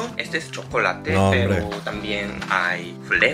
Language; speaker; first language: Spanish; non-native, learner; Japanese